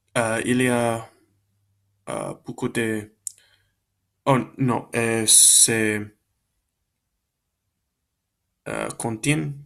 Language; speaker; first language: French; non-native, learner; Spanish